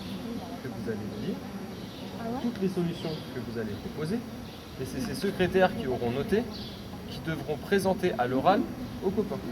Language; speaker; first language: French; native; French